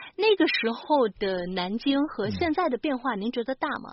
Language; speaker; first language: Chinese; native; Chinese